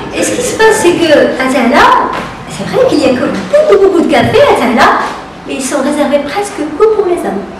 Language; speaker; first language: French; non-native, local second language; Arabic